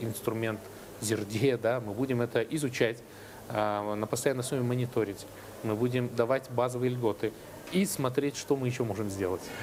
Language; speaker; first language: Russian; native; Russian